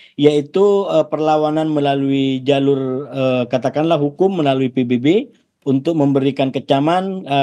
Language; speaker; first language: Indonesian; native; Indonesian